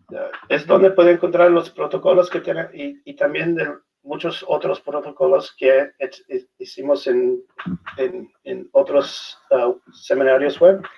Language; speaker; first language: Spanish; non-native, learner; English